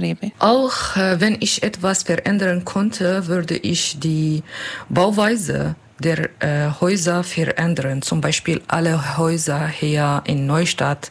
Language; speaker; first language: German; non-native, learner; Turkish